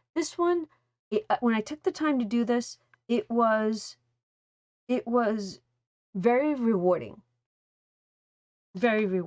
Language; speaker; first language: English; native; English